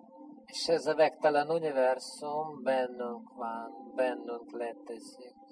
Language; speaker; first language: Hungarian; non-native, fluent; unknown